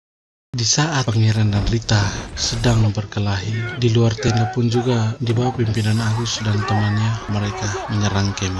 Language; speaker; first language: Indonesian; native; Indonesian